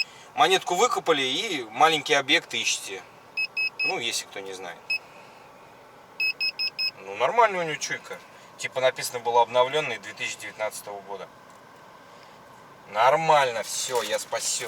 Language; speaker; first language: Russian; native; Russian